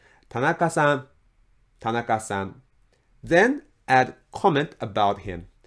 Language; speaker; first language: English; non-native, fluent; Japanese